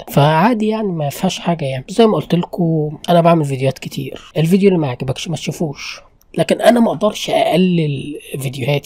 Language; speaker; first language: Arabic; native; Arabic